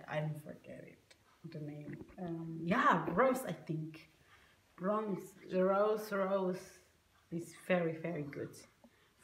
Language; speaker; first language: English; non-native, learner; Indonesian